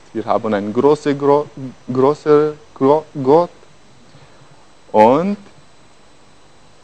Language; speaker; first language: German; non-native, fluent; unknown